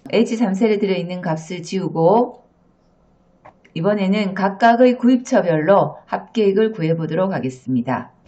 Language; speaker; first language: Korean; native; Korean